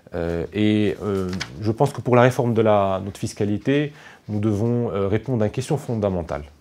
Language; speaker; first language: French; non-native, local second language; Arabic